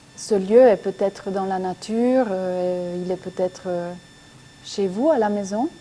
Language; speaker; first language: French; non-native, fluent; Italian